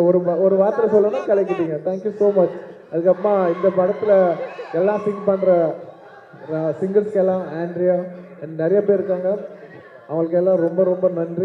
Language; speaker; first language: Tamil; non-native, local second language; Telugu